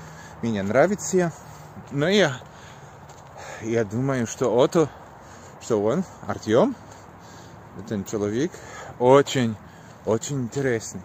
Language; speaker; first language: Russian; non-native, learner; Polish